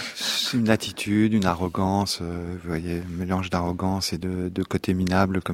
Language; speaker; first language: French; native; French